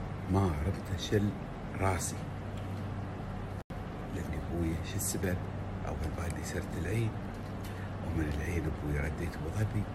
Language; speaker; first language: Arabic; native; Arabic